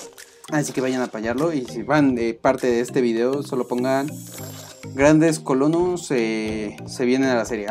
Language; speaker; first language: Spanish; native; Spanish